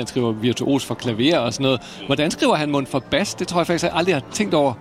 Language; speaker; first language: Danish; native; Danish